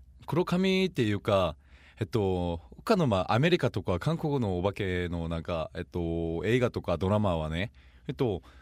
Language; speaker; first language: Japanese; non-native, fluent; Korean